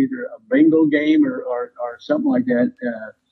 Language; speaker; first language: English; native; English